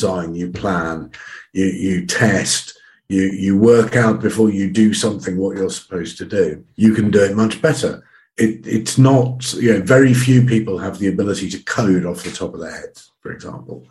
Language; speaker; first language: English; native; English